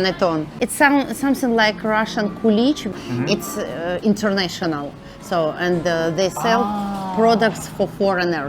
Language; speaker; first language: English; non-native, learner; Russian